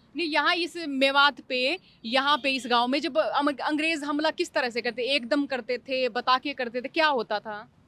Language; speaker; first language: Hindi; native; Hindi